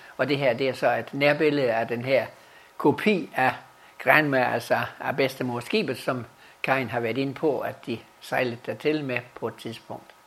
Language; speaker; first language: Danish; native; Danish